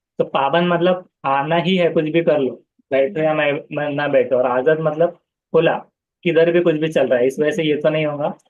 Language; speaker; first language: Hindi; non-native, local second language; Urdu